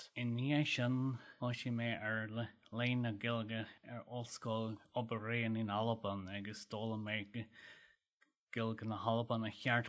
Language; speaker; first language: Irish; non-native, learner; German